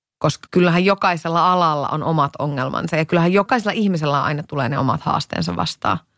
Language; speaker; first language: Finnish; native; Finnish